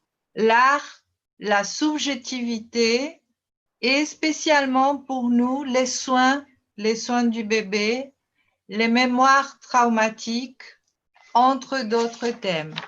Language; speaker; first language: French; non-native, fluent; Portuguese